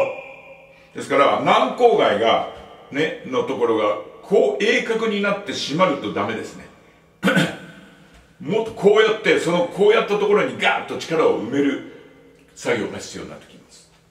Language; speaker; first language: Japanese; native; Japanese